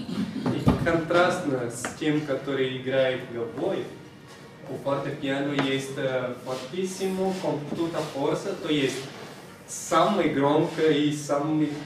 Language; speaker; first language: Russian; non-native, fluent; Portuguese